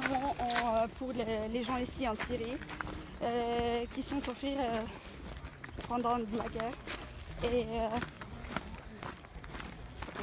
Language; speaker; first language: French; non-native, learner; Arabic